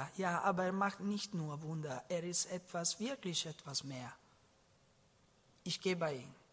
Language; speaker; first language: German; non-native, learner; Italian